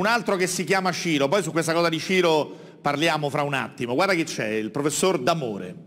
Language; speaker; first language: Italian; native; Italian